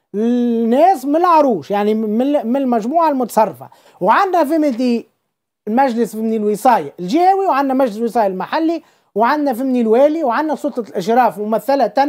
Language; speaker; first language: Arabic; native; Arabic